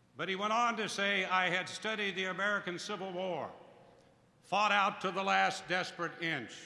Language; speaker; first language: English; native; English